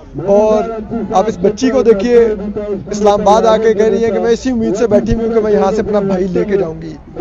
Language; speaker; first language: Urdu; native; Urdu